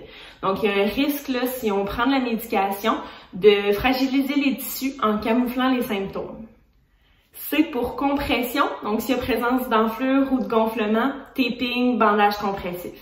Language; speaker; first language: French; native; French